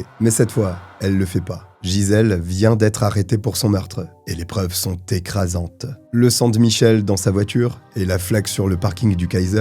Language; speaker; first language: French; native; French